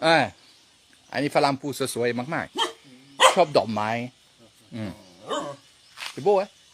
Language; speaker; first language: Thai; non-native, learner; French